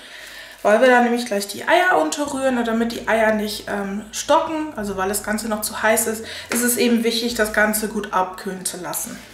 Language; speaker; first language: German; native; German